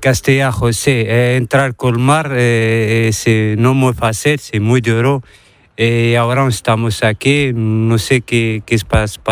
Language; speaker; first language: Spanish; non-native, learner; Arabic